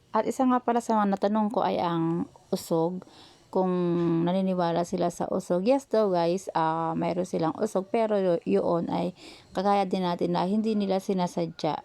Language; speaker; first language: Filipino; native; Filipino